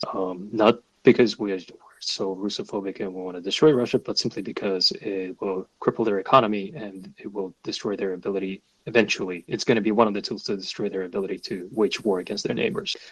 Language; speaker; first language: English; non-native, fluent; Russian